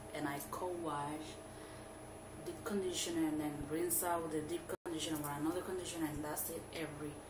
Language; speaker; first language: English; non-native, fluent; Spanish